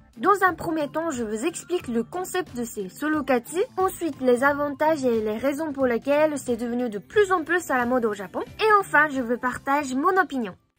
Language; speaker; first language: French; non-native, fluent; Japanese